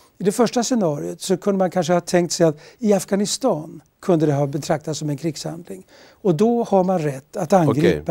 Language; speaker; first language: Swedish; native; Swedish